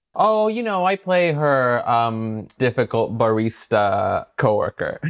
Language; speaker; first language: English; non-native, fluent; Spanish